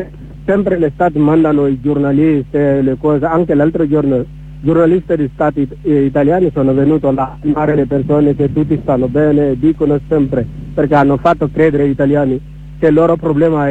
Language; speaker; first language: Italian; non-native, learner; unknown